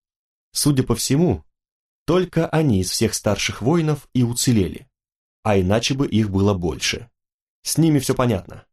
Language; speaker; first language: Russian; native; Russian